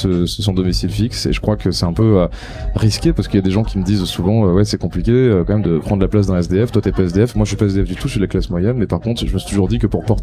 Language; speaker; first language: French; native; French